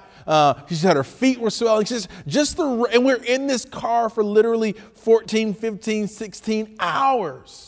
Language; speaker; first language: English; native; English